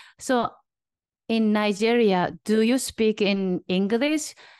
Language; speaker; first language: English; non-native, learner; Japanese